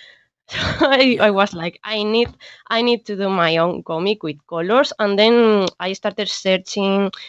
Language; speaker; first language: English; non-native, learner; Spanish